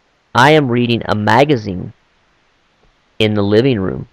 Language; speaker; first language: English; non-native, fluent; Korean